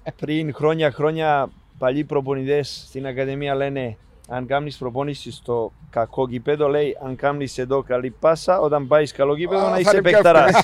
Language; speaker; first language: Greek; non-native, learner; Serbian